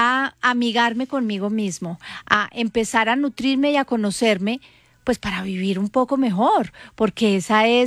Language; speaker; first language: Spanish; native; Spanish